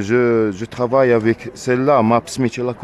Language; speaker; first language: French; non-native, learner; Arabic